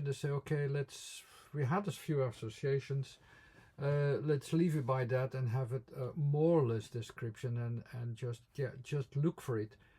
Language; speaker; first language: English; non-native, fluent; Dutch